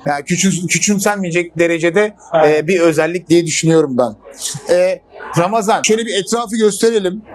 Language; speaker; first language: Turkish; native; Turkish